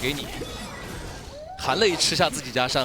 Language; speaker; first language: Chinese; native; Chinese